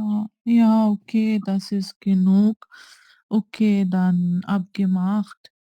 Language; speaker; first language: German; non-native, learner; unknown